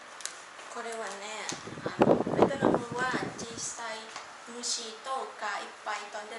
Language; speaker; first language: Japanese; non-native, learner; Vietnamese